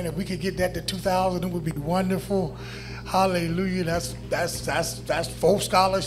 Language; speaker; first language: English; native; English